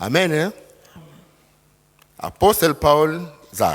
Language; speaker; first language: German; non-native, fluent; Lingala